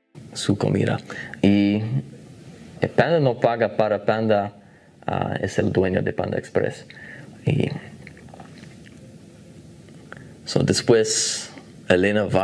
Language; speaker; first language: Spanish; non-native, learner; English